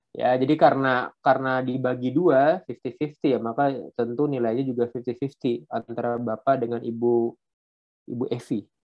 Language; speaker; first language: Indonesian; non-native, local second language; Banjar